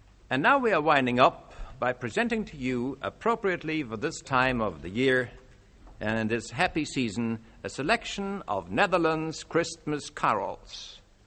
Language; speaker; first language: English; non-native, fluent; Dutch